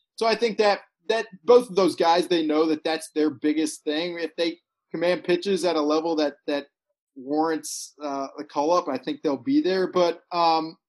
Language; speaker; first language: English; native; English